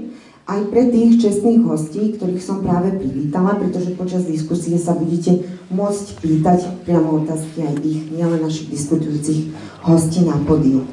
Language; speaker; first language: Slovak; native; Slovak